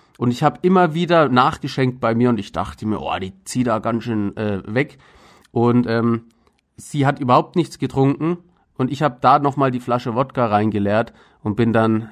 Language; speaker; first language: German; native; German